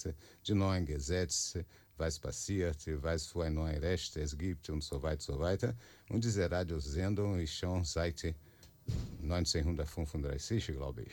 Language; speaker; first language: German; non-native, learner; Portuguese